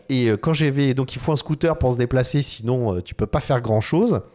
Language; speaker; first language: French; native; French